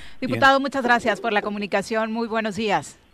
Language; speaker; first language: Spanish; native; Spanish